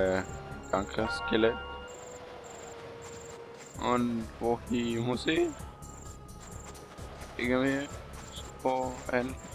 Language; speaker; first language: German; native; German